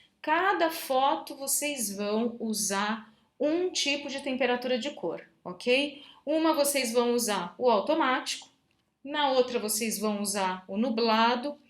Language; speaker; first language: Portuguese; native; Portuguese